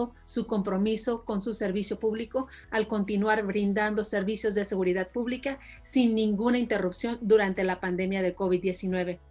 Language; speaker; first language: Spanish; native; Spanish